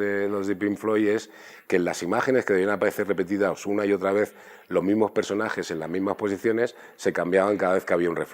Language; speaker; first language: Spanish; native; Spanish